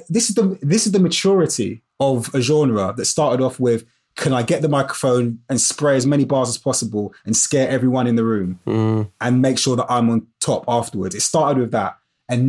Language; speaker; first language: English; native; English